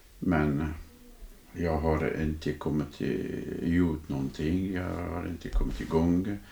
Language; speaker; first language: Swedish; non-native, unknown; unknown